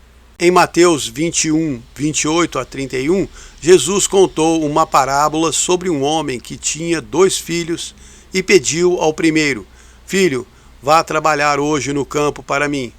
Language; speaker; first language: Portuguese; native; Portuguese